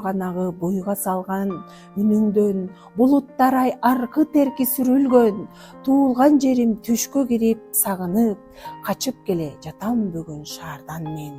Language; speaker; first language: Kyrgyz; native; Kyrgyz